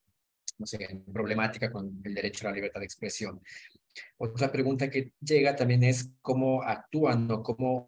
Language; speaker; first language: Spanish; native; Spanish